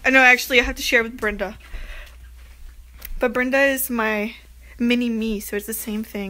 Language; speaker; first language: English; early bilingual, other home language; Spanish